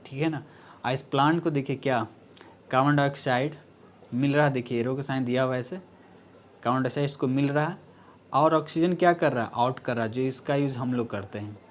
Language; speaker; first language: Hindi; native; Hindi